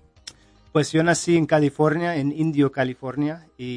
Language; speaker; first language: Spanish; early bilingual, heritage; Spanish